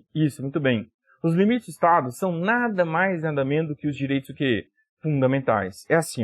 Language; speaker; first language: Portuguese; native; Portuguese